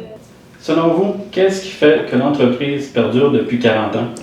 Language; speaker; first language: French; native; French